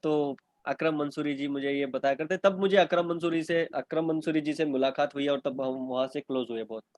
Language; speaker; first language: Hindi; non-native, local second language; Urdu